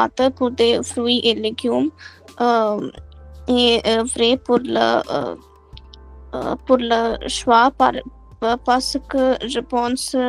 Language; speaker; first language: French; non-native, learner; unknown